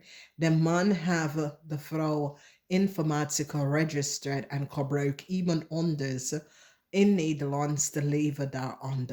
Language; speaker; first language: Dutch; non-native, fluent; English